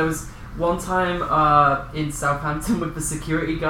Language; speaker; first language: English; native; English